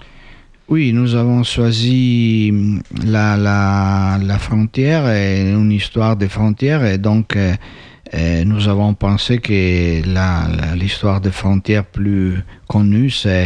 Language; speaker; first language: French; non-native, learner; Italian